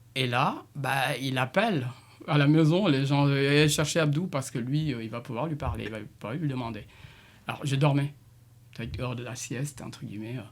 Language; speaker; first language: French; non-native, local second language; Jola-Fonyi